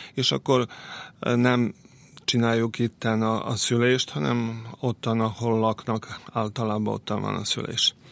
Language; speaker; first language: Hungarian; non-native, local second language; Serbian